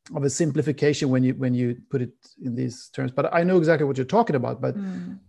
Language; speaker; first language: English; non-native, fluent; Swedish